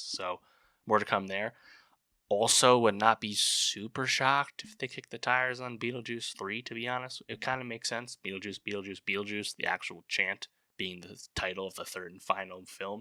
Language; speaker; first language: English; native; English